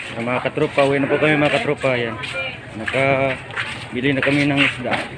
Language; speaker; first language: Filipino; native; Filipino